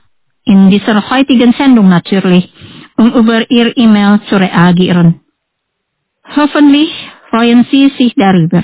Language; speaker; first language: German; non-native, fluent; Indonesian